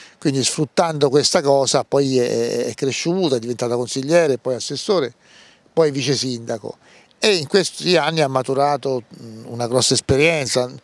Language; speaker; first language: Italian; native; Italian